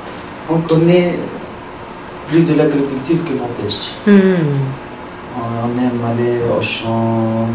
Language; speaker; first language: French; non-native, learner; Arabic